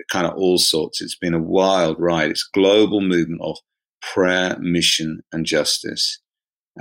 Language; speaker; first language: English; native; English